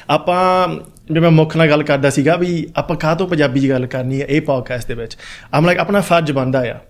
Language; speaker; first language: Punjabi; early bilingual, heritage; Punjabi